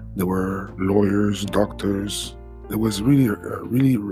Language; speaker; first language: English; non-native, fluent; French